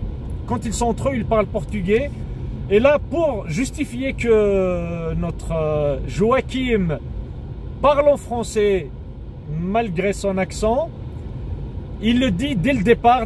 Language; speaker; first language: French; native; French